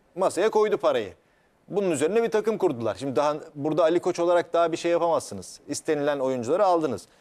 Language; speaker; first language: Turkish; native; Turkish